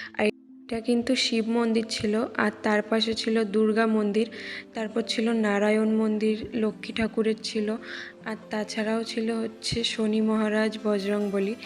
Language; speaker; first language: Bangla; native; Bangla